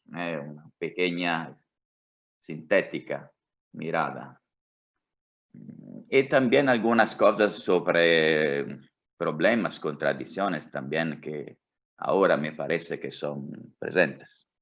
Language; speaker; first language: Spanish; non-native, fluent; Italian